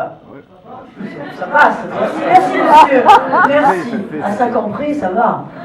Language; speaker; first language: French; native; French